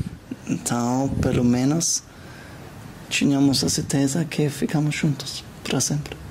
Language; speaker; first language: Portuguese; non-native, learner; German